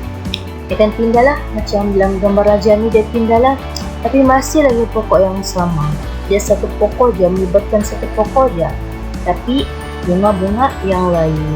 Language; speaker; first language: Malay; native; Malay